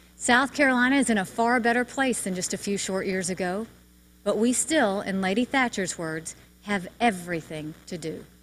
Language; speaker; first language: English; native; English